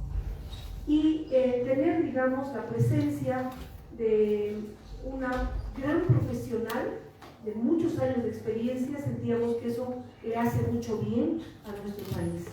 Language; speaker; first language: Spanish; native; Spanish